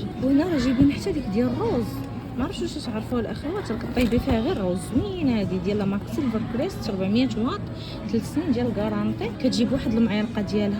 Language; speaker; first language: Arabic; native; Arabic